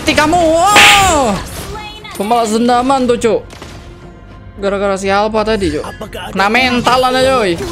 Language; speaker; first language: Indonesian; native; Indonesian